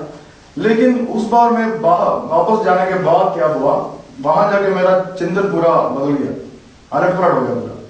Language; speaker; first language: Hindi; non-native, local second language; Malayalam